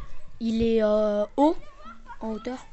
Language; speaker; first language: French; native; French